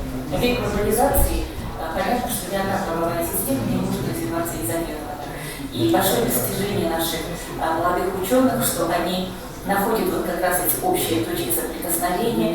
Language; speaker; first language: Russian; native; Russian